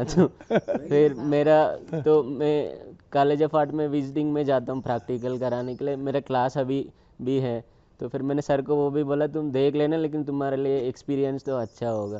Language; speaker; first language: Hindi; non-native, local second language; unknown